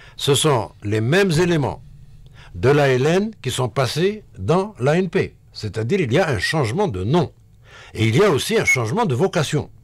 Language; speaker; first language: French; non-native, local second language; Arabic